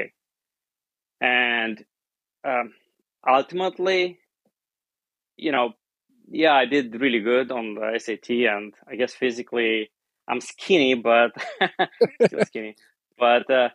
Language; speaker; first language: English; non-native, fluent; Romanian